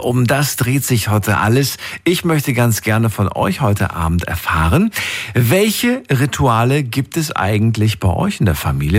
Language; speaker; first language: German; native; German